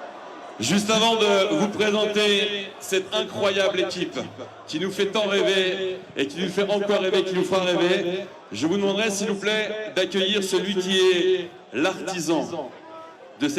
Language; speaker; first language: French; native; French